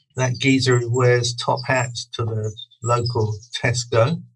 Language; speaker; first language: English; native; English